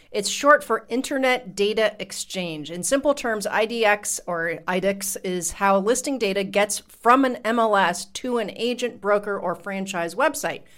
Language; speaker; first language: English; native; English